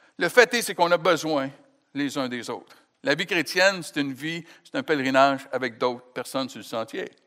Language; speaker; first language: French; native; French